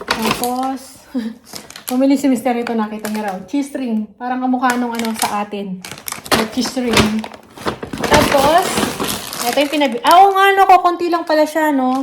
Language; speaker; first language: Filipino; native; Filipino